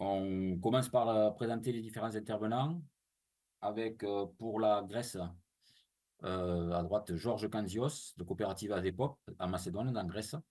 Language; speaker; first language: French; native; French